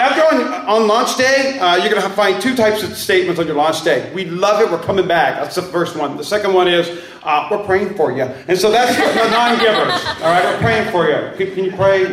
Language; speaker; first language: English; native; English